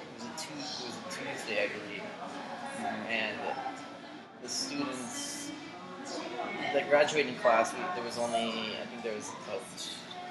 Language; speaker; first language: English; native; English